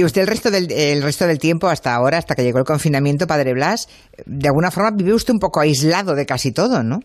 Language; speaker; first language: Spanish; native; Spanish